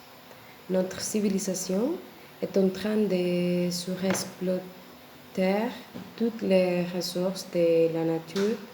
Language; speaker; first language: French; non-native, learner; Spanish